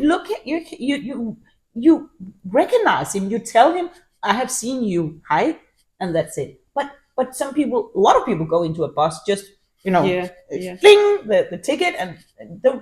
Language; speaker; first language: English; non-native, fluent; Danish